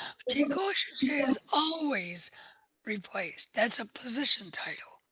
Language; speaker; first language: English; native; English